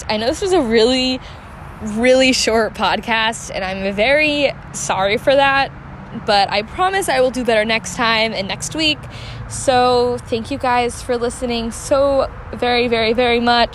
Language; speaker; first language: English; native; English